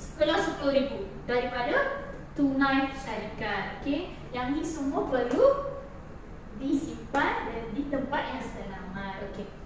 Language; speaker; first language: Malay; non-native, local second language; Tamil